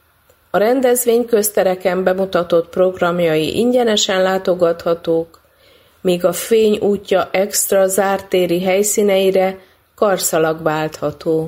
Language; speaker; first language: Hungarian; native; Hungarian